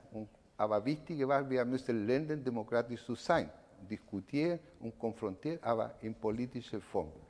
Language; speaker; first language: German; non-native, learner; Spanish